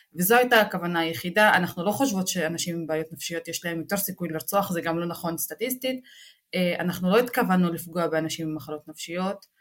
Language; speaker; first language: Hebrew; non-native, local second language; Arabic